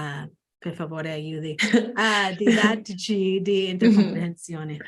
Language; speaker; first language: Italian; non-native, learner; English